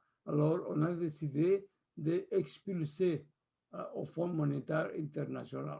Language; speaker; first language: French; non-native, fluent; Spanish